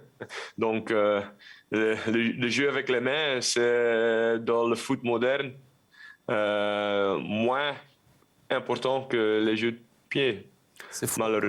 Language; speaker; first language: French; non-native, local second language; Dutch